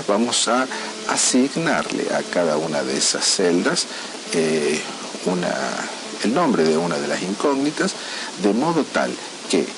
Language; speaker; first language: Spanish; native; Spanish